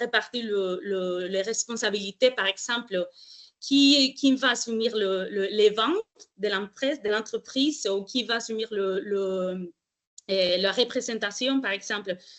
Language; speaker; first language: French; non-native, fluent; Spanish